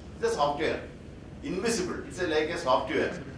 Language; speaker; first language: English; non-native, local second language; Malayalam